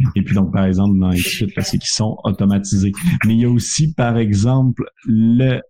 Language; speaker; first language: French; native; French